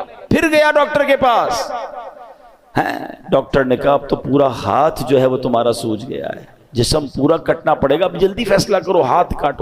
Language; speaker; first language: Urdu; native; Urdu